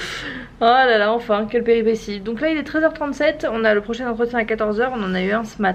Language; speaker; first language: French; native; French